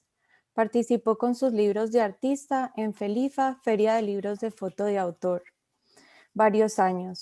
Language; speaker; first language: Spanish; native; Spanish